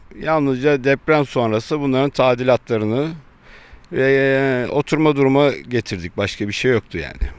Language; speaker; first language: Turkish; native; Turkish